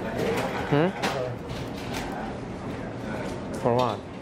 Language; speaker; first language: English; non-native, fluent; Turkish